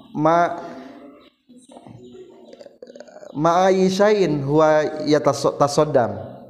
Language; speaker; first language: Arabic; non-native, learner; Indonesian